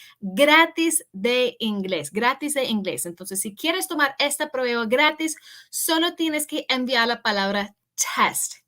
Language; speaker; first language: Spanish; early bilingual, heritage; English